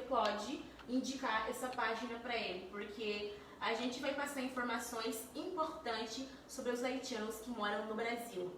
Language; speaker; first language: Portuguese; non-native, fluent; Haitian Creole